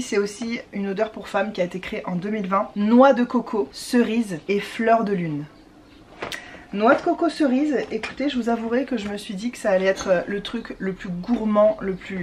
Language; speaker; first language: French; native; French